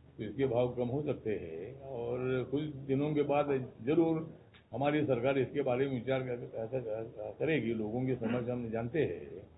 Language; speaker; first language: Hindi; non-native, local second language; Marathi